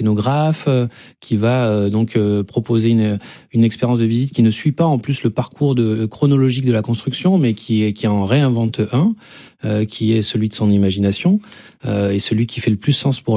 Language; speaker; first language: French; native; French